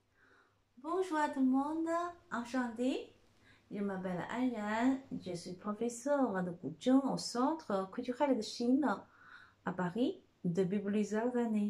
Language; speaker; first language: French; non-native, fluent; Chinese